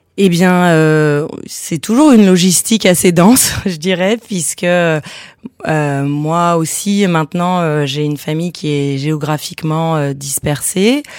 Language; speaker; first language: French; native; French